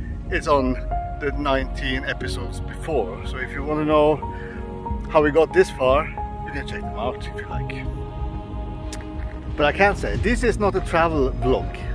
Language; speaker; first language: English; non-native, fluent; Norwegian